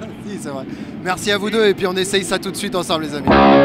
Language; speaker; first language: French; native; French